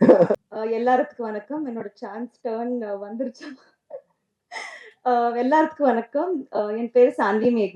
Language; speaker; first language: Tamil; non-native, learner; Telugu